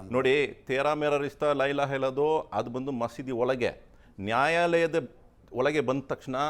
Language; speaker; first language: Kannada; non-native, local second language; Tamil